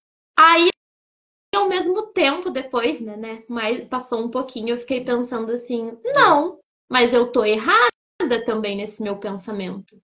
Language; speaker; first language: Portuguese; native; Portuguese